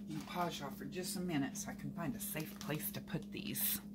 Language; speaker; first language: English; native; English